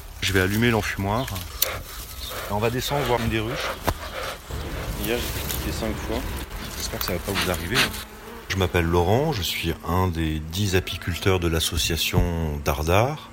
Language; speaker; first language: French; native; French